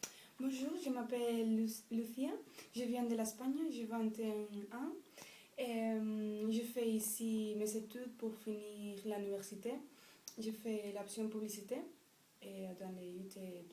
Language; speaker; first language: French; non-native, fluent; Spanish